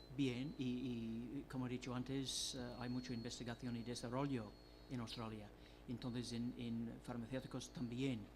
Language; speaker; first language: Spanish; non-native, fluent; English